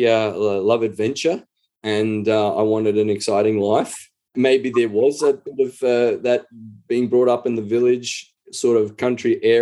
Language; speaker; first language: English; native; English